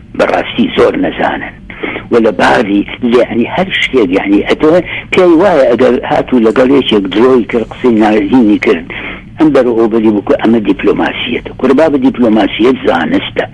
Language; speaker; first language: Central Kurdish; native; Central Kurdish